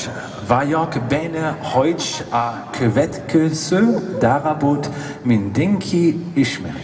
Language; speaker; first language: Hungarian; non-native, learner; German